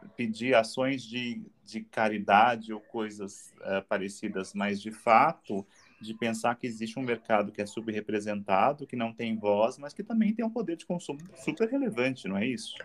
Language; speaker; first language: Portuguese; native; Portuguese